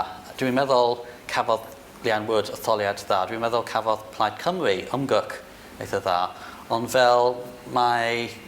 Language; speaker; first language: Welsh; non-native, fluent; English